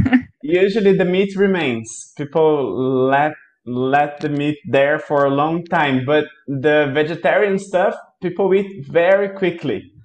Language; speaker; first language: English; non-native, fluent; Portuguese